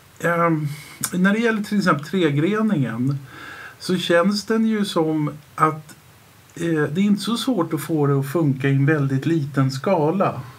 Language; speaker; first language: Swedish; native; Swedish